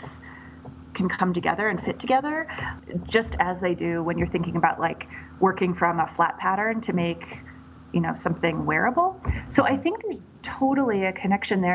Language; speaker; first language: English; native; English